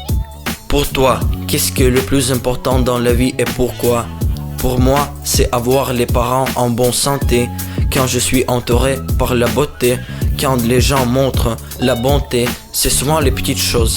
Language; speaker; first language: French; non-native, fluent; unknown